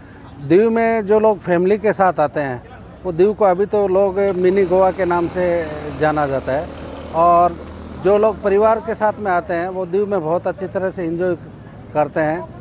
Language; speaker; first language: Hindi; non-native, local second language; Gujarati